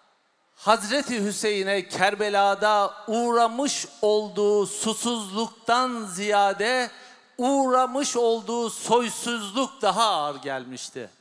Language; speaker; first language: Turkish; native; Turkish